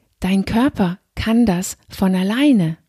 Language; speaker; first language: German; non-native, fluent; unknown